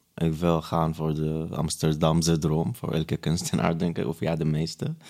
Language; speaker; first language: Dutch; non-native, fluent; Arabic